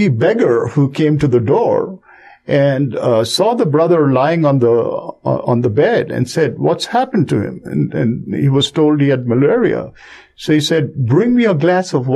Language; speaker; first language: English; non-native, local second language; Bangla